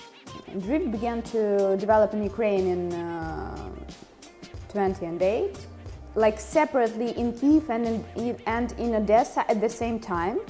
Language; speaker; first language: English; non-native, fluent; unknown